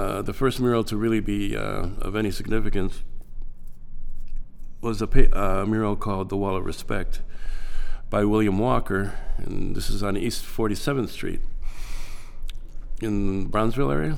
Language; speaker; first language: English; native; English